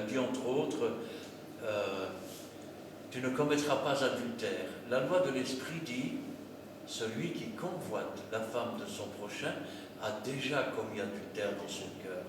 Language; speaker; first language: French; native; French